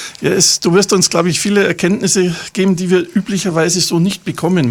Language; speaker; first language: German; native; German